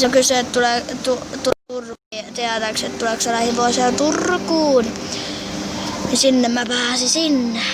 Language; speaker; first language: Finnish; native; Finnish